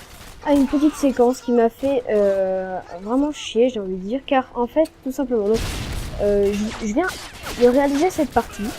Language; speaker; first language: French; native; French